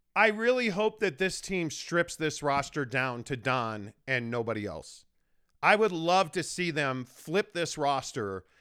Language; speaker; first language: English; native; English